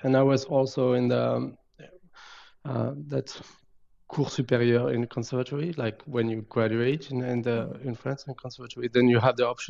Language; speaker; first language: English; non-native, fluent; French